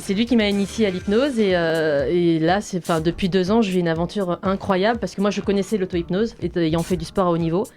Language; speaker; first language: French; native; French